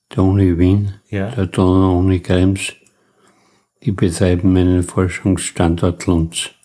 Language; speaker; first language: German; native; German